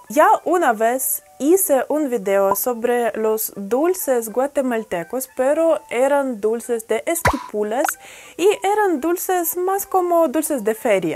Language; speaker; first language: Spanish; non-native, fluent; Russian